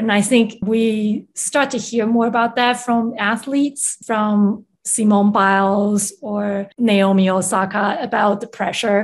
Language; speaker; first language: English; non-native, fluent; Chinese